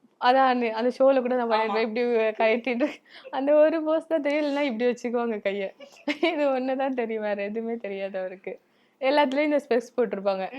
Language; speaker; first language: Tamil; native; Tamil